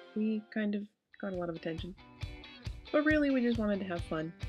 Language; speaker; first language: English; native; English